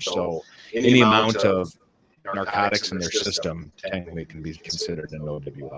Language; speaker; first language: English; native; English